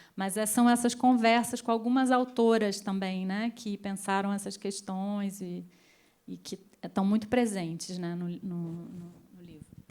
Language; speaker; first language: Portuguese; early bilingual, other home language; Spanish